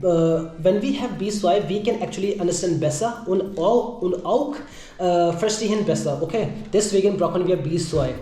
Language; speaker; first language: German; non-native, learner; Hindi